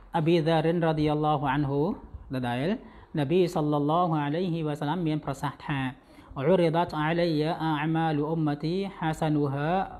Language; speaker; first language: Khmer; non-native, local second language; Western Cham